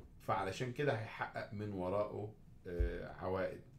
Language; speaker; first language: Arabic; native; Arabic